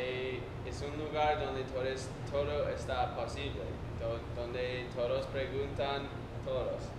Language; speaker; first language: Spanish; non-native, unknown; English